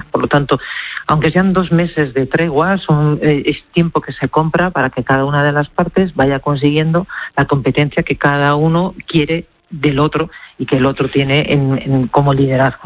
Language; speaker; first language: Spanish; native; Spanish